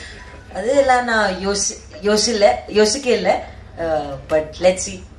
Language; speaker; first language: Tamil; non-native, learner; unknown